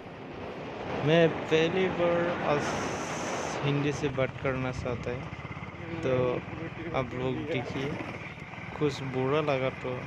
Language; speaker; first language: Hindi; non-native, local second language; Bodo